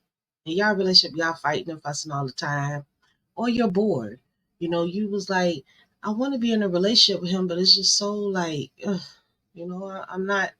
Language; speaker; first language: English; native; English